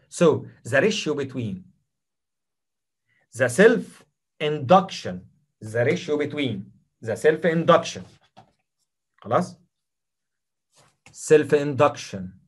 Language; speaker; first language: English; non-native, fluent; Arabic